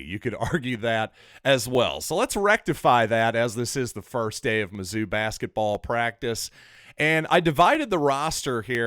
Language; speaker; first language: English; native; English